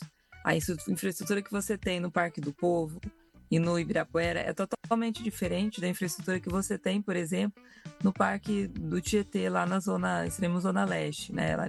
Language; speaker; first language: Portuguese; native; Portuguese